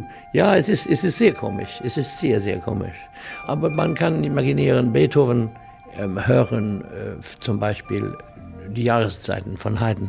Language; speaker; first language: German; non-native, learner; English